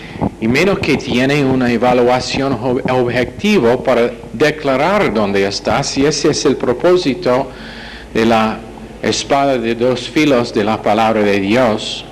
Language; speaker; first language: Spanish; non-native, fluent; English